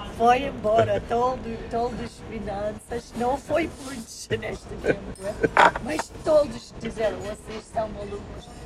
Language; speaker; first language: Portuguese; non-native, learner; English